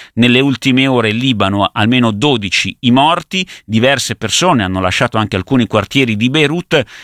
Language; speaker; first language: Italian; native; Italian